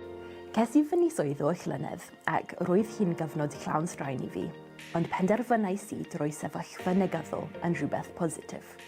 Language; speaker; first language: Welsh; non-native, learner; English